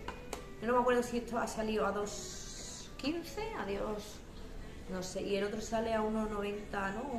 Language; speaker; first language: Spanish; native; Spanish